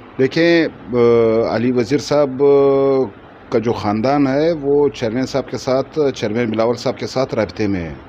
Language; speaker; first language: Urdu; non-native, local second language; Pashto